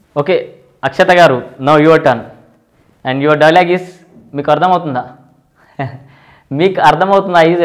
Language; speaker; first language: Telugu; native; Telugu